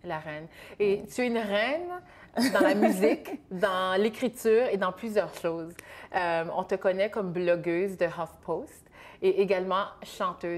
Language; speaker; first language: French; native; French